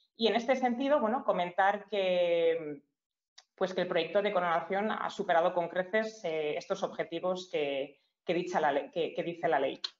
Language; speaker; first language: Spanish; native; Spanish